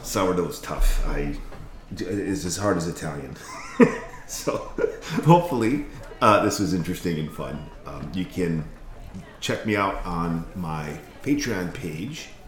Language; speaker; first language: English; native; English